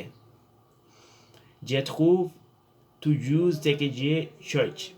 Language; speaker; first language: French; non-native, learner; Spanish